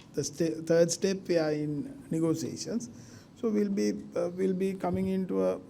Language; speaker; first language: English; non-native, local second language; Sinhala